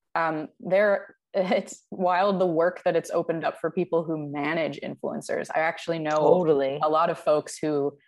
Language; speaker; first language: English; native; English